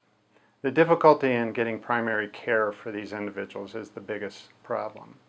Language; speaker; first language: English; native; English